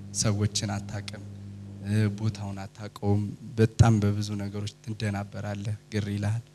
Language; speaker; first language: Amharic; native; Amharic